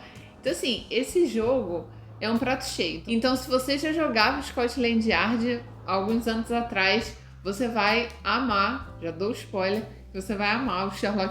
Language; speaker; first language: Portuguese; native; Portuguese